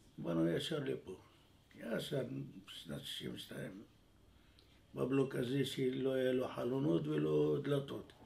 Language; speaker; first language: Hebrew; non-native, fluent; French